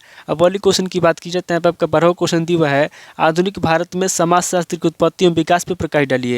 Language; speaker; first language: Hindi; native; Hindi